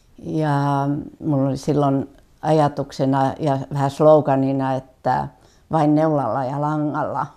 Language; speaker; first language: Finnish; native; Finnish